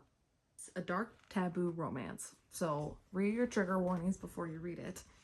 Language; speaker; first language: English; native; English